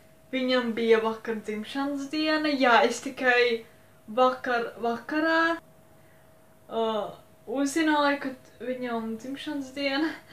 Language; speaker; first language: Latvian; non-native, local second language; Russian